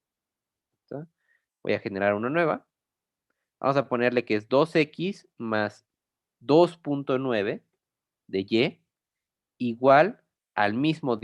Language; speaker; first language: Spanish; native; Spanish